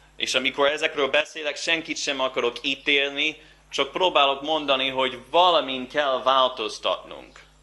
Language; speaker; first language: Hungarian; non-native, fluent; English